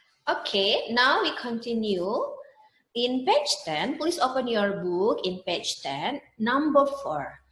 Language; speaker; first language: English; non-native, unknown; Indonesian